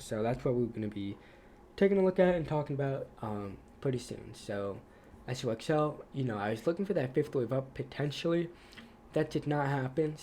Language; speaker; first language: English; native; English